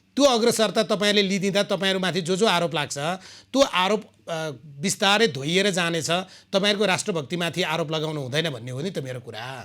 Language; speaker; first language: Nepali; native; Nepali